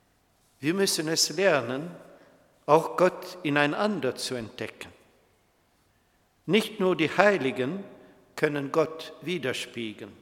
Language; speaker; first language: German; non-native, fluent; Swedish